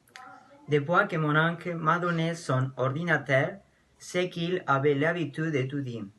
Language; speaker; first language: French; non-native, learner; Spanish